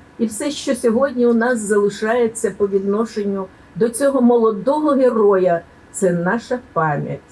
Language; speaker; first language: Ukrainian; native; Ukrainian